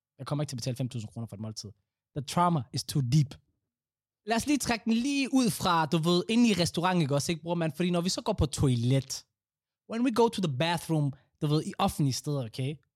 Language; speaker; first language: Danish; early bilingual, other home language; Somali